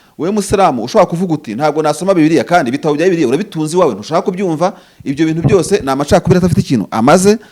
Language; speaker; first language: Kinyarwanda; native; Kinyarwanda